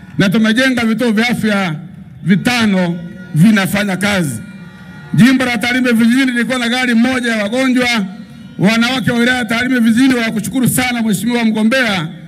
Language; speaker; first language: Swahili; non-native, local second language; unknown